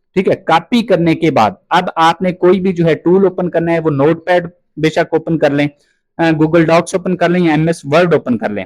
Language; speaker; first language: Urdu; non-native, local second language; Punjabi